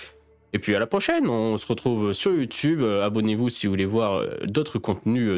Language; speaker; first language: French; native; French